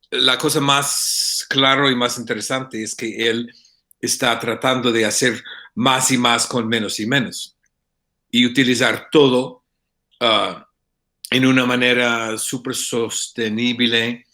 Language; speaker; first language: Spanish; non-native, fluent; English